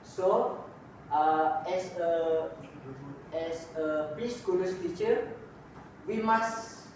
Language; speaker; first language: English; non-native, local second language; Malay